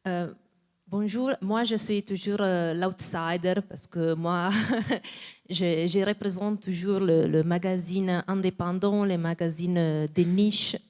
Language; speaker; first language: French; non-native, fluent; Italian